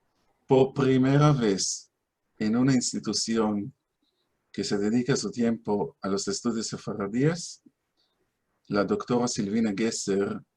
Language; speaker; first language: Spanish; non-native, fluent; Hebrew